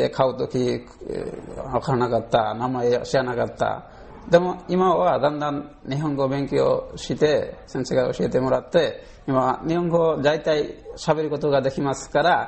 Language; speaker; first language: Japanese; non-native, learner; Bangla